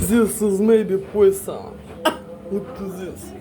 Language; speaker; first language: English; non-native, learner; Russian